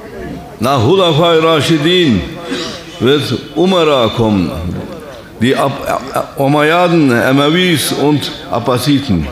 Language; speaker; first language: German; non-native, fluent; Turkish